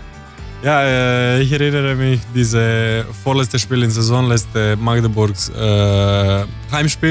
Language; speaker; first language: German; non-native, learner; Croatian